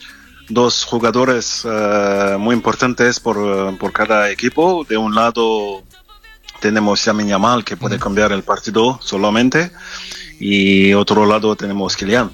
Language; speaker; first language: Spanish; non-native, fluent; French